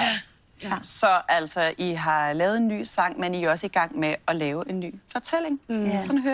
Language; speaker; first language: Danish; native; Danish